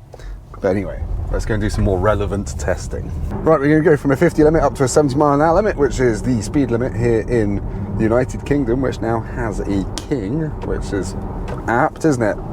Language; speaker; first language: English; native; English